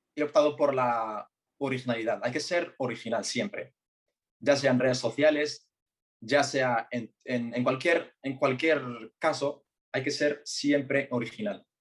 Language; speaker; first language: Spanish; early bilingual, other home language; Arabic